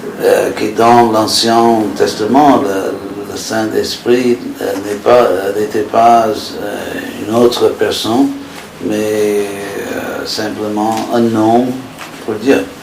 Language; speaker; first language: French; non-native, fluent; English